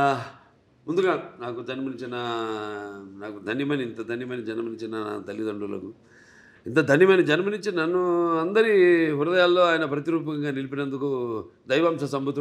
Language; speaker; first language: Telugu; native; Telugu